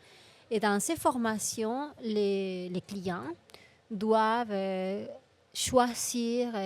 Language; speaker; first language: French; non-native, fluent; Spanish